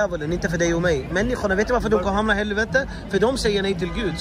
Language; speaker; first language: Swedish; non-native, fluent; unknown